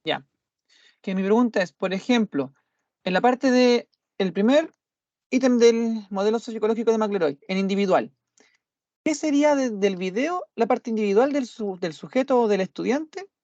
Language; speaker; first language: Spanish; native; Spanish